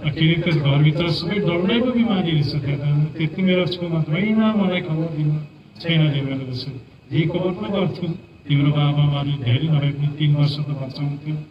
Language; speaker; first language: Nepali; non-native, local second language; Limbu